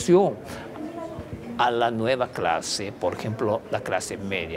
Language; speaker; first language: Spanish; non-native, fluent; Chinese